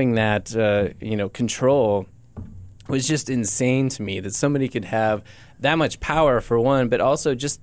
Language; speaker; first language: English; native; English